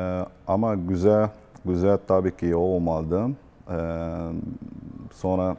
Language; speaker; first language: Turkish; non-native, learner; Portuguese